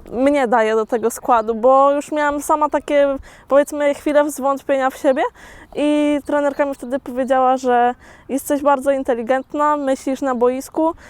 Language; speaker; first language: Polish; early bilingual, heritage; Polish